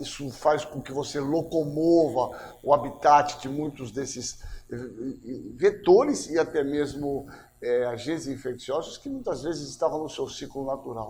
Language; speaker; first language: Portuguese; native; Portuguese